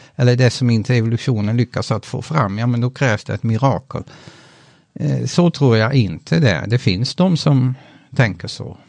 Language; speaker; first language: Swedish; non-native, fluent; Dutch